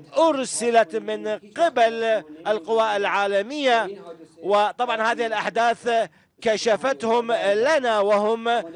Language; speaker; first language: Arabic; non-native, fluent; Persian